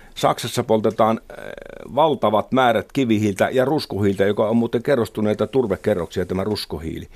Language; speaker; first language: Finnish; native; Finnish